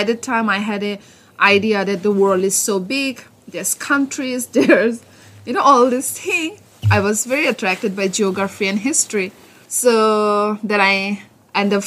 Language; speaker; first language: English; non-native, local second language; Assamese